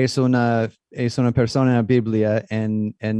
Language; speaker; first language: Spanish; non-native, learner; English